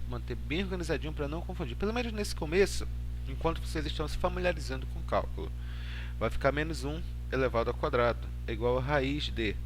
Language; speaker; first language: Portuguese; native; Portuguese